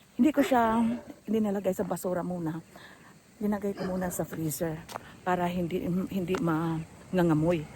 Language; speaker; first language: Filipino; non-native, local second language; Cebuano